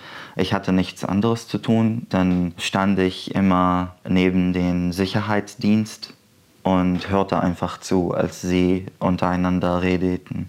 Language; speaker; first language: German; non-native, fluent; Arabic